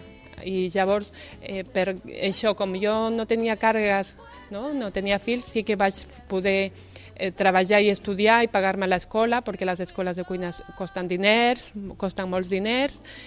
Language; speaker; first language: Catalan; non-native, fluent; Spanish